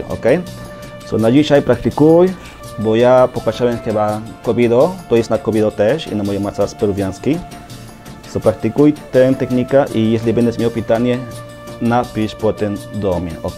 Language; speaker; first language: Polish; non-native, learner; Spanish